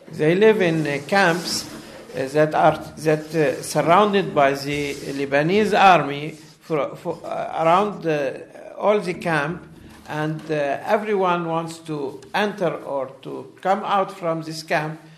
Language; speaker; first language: English; non-native, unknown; Arabic